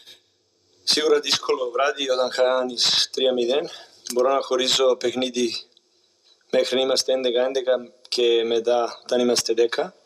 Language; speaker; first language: Greek; non-native, learner; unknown